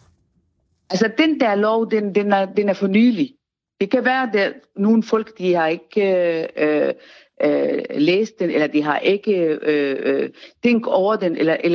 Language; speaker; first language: Danish; non-native, learner; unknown